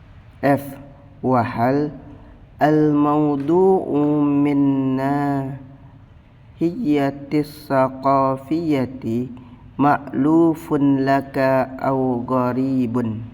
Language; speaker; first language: Arabic; non-native, learner; Indonesian